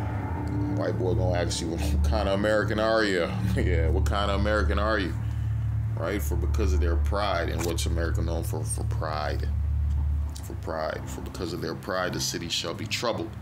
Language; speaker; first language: English; native; English